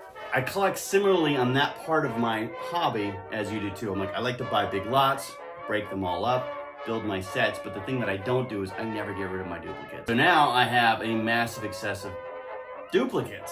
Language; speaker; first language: English; native; English